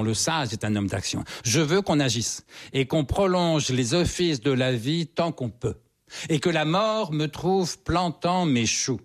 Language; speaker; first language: French; native; French